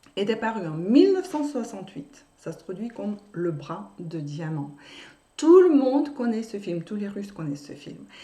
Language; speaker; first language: French; non-native, fluent; Russian